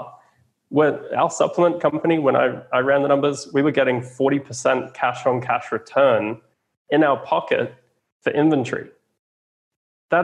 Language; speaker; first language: English; native; English